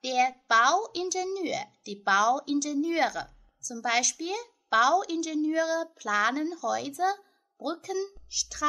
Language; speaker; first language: German; non-native, fluent; Chinese